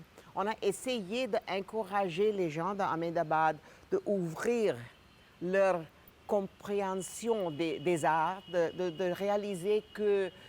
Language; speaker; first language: French; non-native, fluent; Gujarati